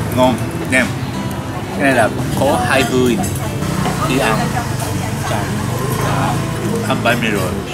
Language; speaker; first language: Vietnamese; non-native, learner; Japanese